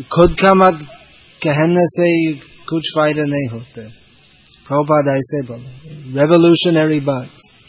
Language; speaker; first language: Hindi; non-native, fluent; English